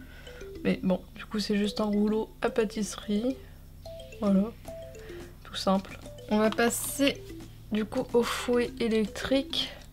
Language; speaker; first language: French; native; French